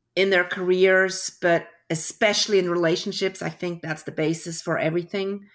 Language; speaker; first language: English; early bilingual, other home language; German